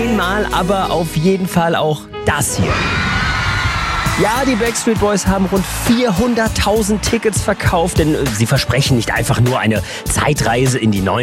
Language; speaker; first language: German; native; German